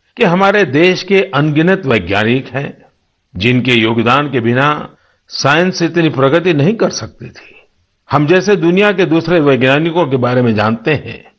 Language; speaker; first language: Hindi; non-native, local second language; Gujarati